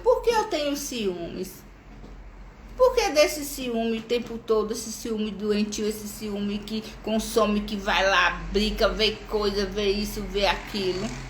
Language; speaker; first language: Portuguese; native; Portuguese